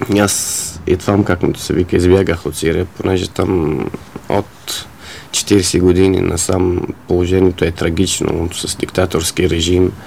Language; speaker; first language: Bulgarian; non-native, fluent; Arabic